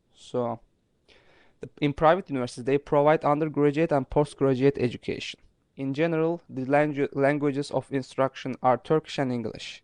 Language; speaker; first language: English; non-native, fluent; Turkish